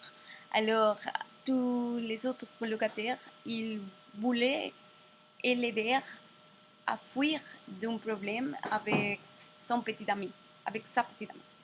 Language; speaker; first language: French; non-native, learner; Spanish